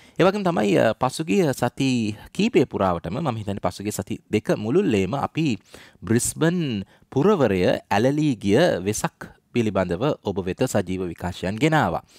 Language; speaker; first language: Sinhala; native; Sinhala